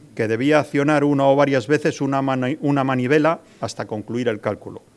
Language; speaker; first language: Spanish; native; Spanish